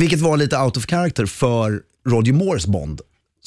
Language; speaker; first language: Swedish; native; Swedish